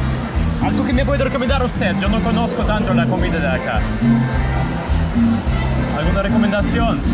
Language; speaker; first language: Spanish; non-native, fluent; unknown